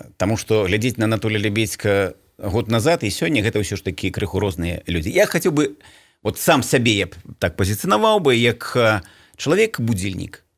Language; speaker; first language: Belarusian; native; Belarusian